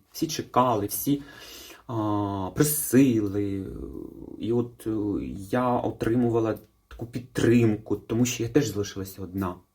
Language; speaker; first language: Ukrainian; non-native, local second language; Russian